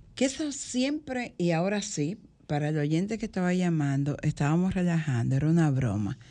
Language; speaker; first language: Spanish; native; Spanish